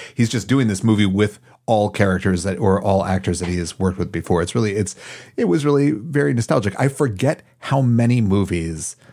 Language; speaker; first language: English; native; English